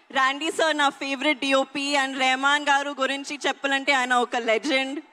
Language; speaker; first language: Telugu; non-native, learner; Hindi